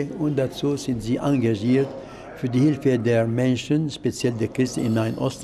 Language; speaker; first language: German; non-native, fluent; Arabic